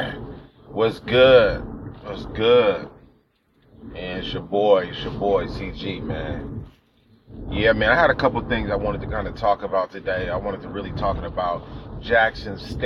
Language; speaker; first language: English; native; English